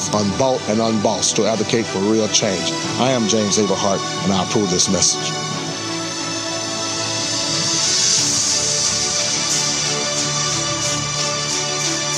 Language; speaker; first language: English; native; English